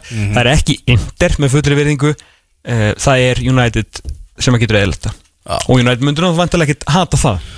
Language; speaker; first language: Icelandic; non-native, fluent; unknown